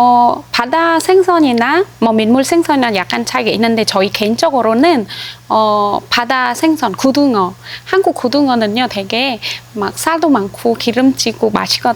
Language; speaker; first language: Korean; non-native, fluent; Khmer